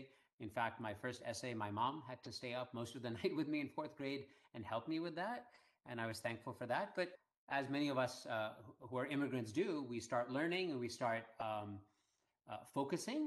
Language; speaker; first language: English; early bilingual, other home language; Hindi